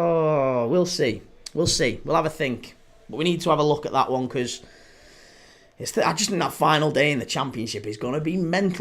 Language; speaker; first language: English; native; English